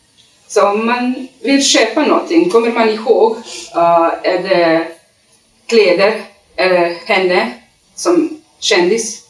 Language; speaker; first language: Swedish; non-native, learner; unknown